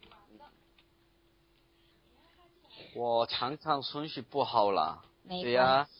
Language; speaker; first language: Chinese; non-native, learner; Korean